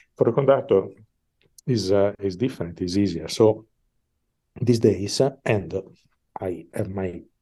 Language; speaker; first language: English; non-native, fluent; Italian